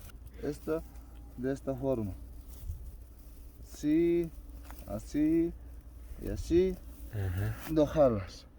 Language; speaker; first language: Spanish; native; Spanish